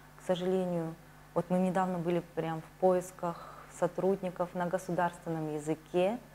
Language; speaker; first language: Russian; native; Russian